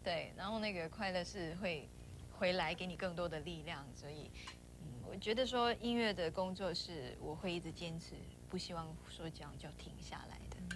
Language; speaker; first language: Chinese; non-native, local second language; Cantonese